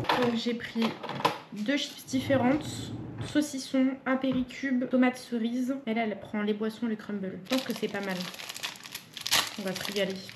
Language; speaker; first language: French; native; French